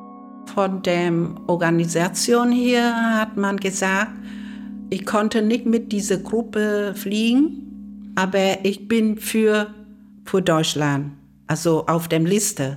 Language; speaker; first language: German; non-native, learner; Vietnamese